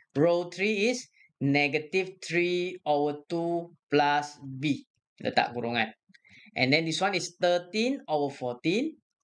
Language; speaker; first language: English; non-native, local second language; Malay